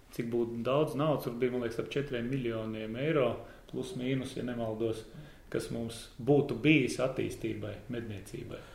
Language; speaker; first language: Latvian; native; Latvian